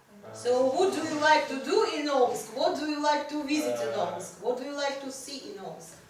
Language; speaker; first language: English; non-native, fluent; Russian